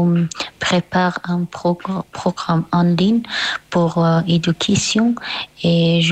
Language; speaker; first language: French; non-native, learner; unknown